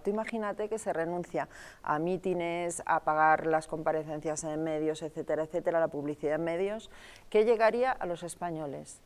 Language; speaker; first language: Spanish; native; Spanish